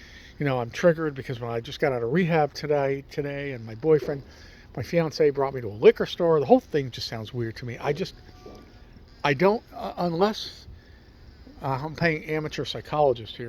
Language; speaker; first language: English; native; English